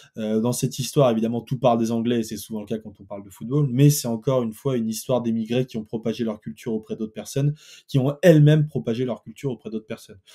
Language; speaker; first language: French; native; French